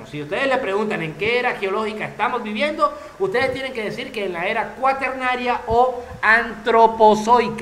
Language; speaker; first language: Spanish; native; Spanish